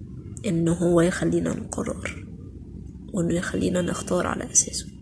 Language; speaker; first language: Arabic; native; Arabic